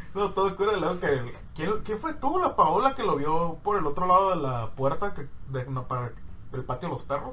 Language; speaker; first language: Spanish; native; Spanish